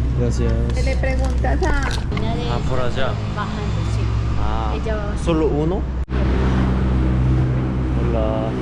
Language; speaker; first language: Spanish; non-native, learner; Korean